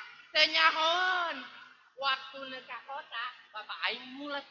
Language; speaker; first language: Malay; non-native, local second language; Sundanese